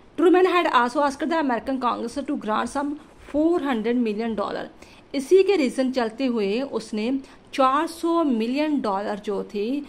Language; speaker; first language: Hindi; non-native, local second language; Punjabi